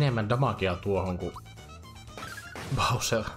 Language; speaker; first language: Finnish; native; Finnish